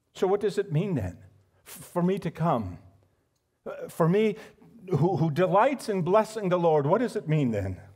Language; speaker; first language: English; native; English